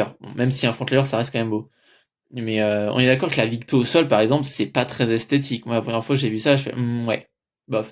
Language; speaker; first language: French; native; French